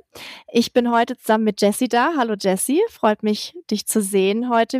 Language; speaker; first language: German; native; German